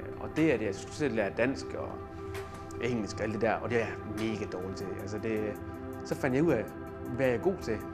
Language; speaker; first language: Danish; early bilingual, other home language; Thai